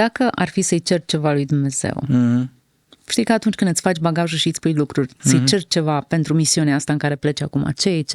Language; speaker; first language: Romanian; native; Romanian